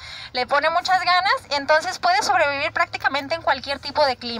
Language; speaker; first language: Spanish; native; Spanish